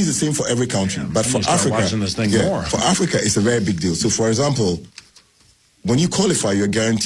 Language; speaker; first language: English; non-native, local second language; Akan